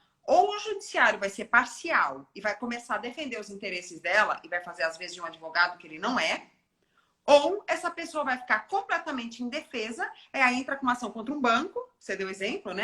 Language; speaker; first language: Portuguese; native; Portuguese